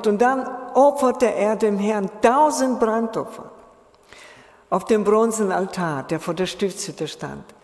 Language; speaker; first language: German; non-native, fluent; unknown